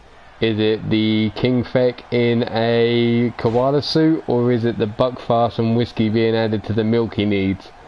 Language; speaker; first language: English; native; English